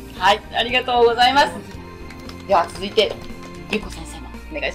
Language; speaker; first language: Japanese; native; Japanese